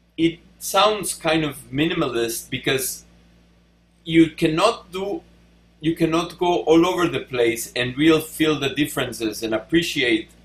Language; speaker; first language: English; non-native, fluent; Spanish